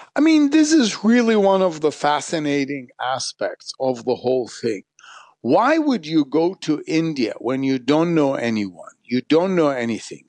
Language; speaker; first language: English; non-native, fluent; Arabic